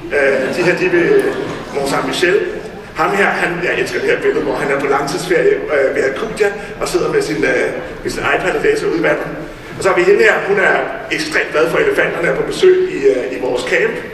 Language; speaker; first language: Danish; native; Danish